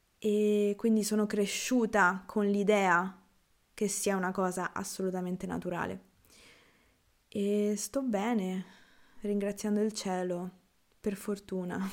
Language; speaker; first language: Italian; native; Italian